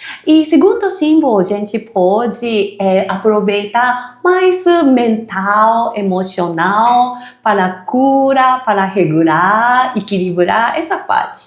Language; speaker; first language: Portuguese; non-native, fluent; Japanese